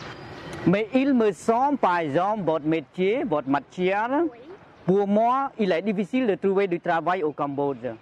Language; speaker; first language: French; non-native, fluent; Khmer